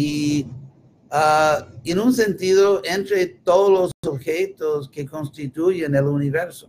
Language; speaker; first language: Spanish; non-native, fluent; English